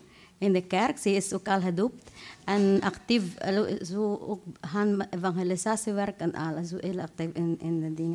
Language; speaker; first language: Dutch; non-native, fluent; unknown